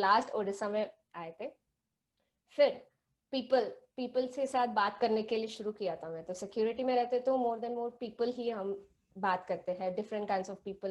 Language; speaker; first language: Hindi; non-native, local second language; Tamil